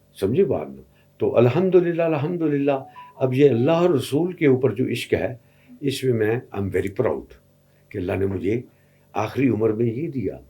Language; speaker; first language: Urdu; non-native, local second language; Punjabi